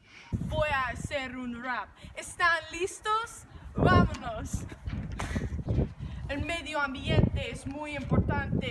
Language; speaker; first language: Spanish; non-native, learner; English